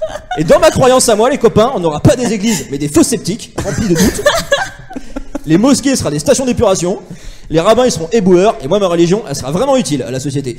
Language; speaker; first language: French; native; French